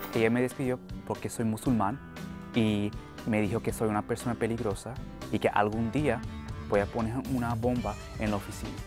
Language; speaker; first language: Spanish; early bilingual, other home language; Arabic